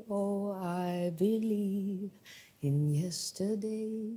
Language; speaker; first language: English; native; English